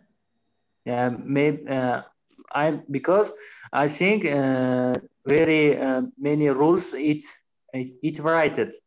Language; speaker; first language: English; non-native, learner; Uzbek